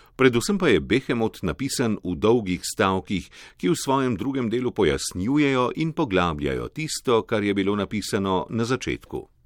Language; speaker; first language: Slovenian; native; Slovenian